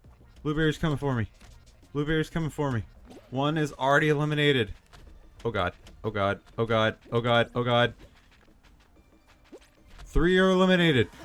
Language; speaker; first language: English; native; English